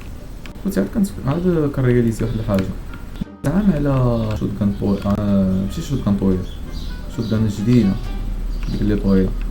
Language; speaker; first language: Arabic; native; Arabic